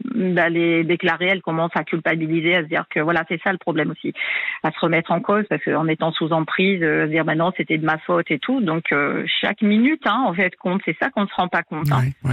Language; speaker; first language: French; native; French